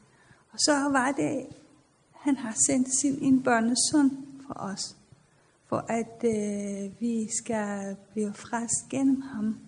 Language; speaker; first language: Danish; non-native, fluent; Persian